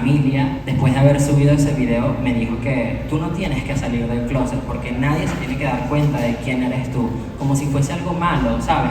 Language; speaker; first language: Spanish; native; Spanish